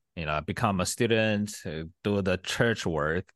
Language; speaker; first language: English; non-native, fluent; Chinese